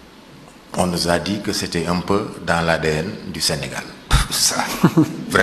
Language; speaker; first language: French; non-native, local second language; Wolof